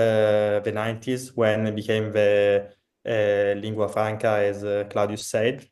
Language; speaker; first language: English; non-native, fluent; Italian